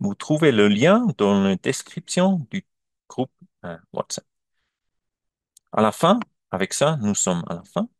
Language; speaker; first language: French; non-native, learner; German